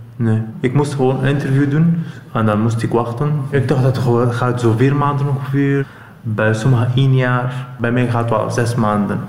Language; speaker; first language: Dutch; non-native, learner; Arabic